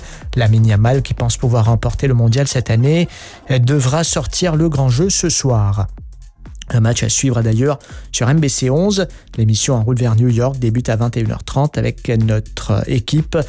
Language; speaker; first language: French; non-native, local second language; Morisyen